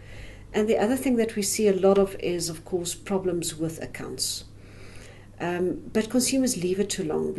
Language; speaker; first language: English; native; English